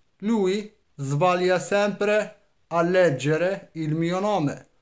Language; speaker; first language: Italian; non-native, fluent; Arabic